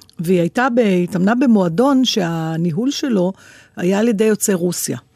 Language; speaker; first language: Hebrew; native; Hebrew